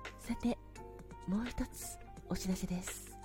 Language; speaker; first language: Japanese; native; Japanese